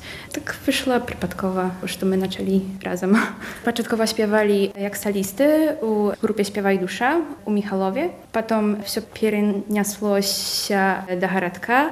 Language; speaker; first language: Polish; non-native, local second language; Belarusian